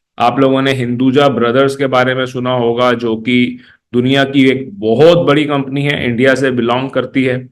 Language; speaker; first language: Hindi; native; Hindi